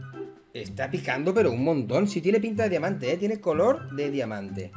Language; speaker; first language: Spanish; native; Spanish